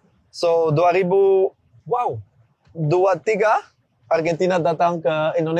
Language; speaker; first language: Indonesian; non-native, learner; Dutch